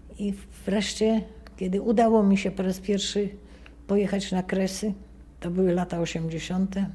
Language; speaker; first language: Polish; native; Polish